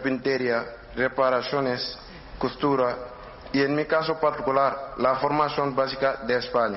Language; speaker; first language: Spanish; non-native, learner; Wolof